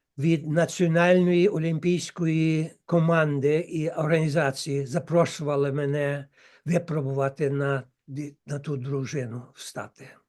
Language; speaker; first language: Ukrainian; early bilingual, heritage; Ukrainian